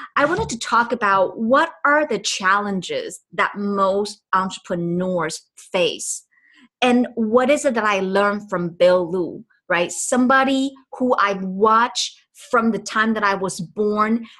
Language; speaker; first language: English; non-native, fluent; Chinese